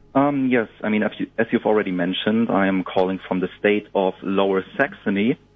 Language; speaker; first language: English; non-native, fluent; German